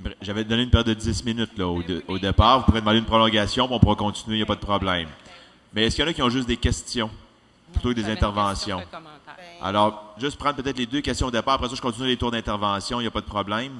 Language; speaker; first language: French; native; French